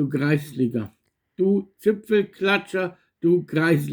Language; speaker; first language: German; native; German